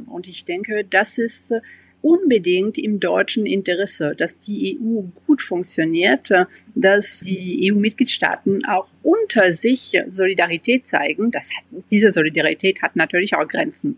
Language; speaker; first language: German; non-native, fluent; French